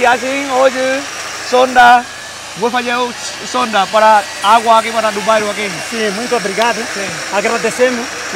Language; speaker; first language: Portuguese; non-native, learner; Vietnamese